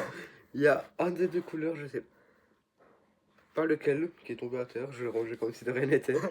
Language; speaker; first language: French; native; French